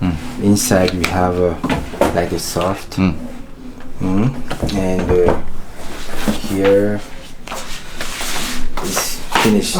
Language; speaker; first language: English; non-native, fluent; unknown